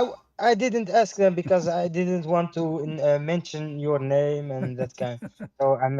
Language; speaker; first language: English; non-native, fluent; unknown